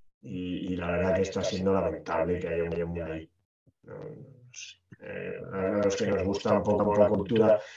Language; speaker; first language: Spanish; native; Spanish